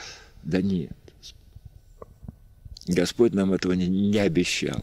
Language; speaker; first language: Russian; native; Russian